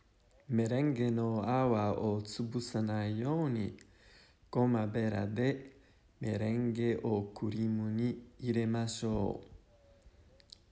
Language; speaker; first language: Japanese; non-native, learner; Italian